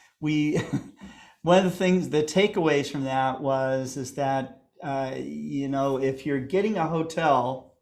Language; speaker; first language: English; native; English